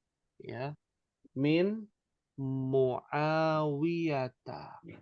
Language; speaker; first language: Arabic; non-native, fluent; Indonesian